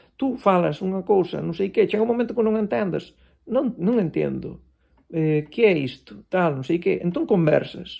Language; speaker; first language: Galician; non-native, local second language; Spanish